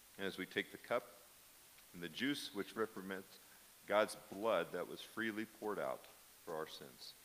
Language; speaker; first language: English; native; English